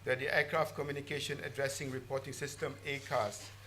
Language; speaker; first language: English; non-native, local second language; Malay